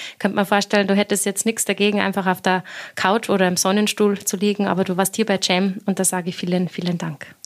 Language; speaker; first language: German; native; German